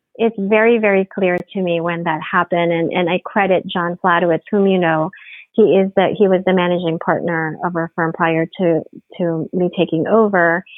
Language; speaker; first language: English; non-native, local second language; Filipino